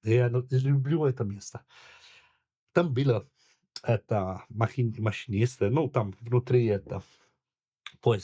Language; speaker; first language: Russian; non-native, learner; Italian